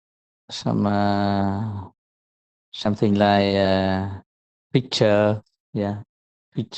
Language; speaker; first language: English; non-native, learner; Vietnamese